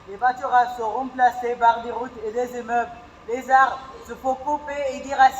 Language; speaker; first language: French; non-native, learner; Arabic